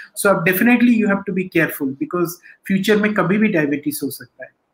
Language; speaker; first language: Hindi; non-native, local second language; Odia